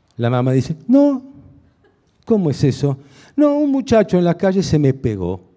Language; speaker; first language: Spanish; early bilingual, other home language; Hungarian